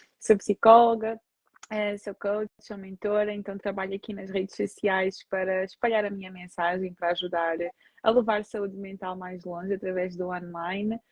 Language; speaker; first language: Portuguese; native; Portuguese